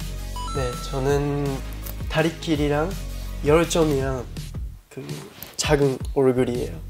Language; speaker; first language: Korean; non-native, fluent; Japanese